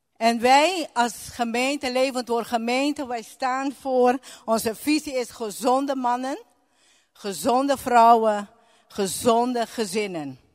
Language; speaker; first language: Dutch; non-native, local second language; Papiamento